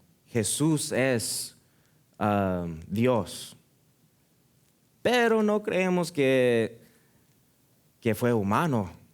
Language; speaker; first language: Spanish; early bilingual, heritage; Spanish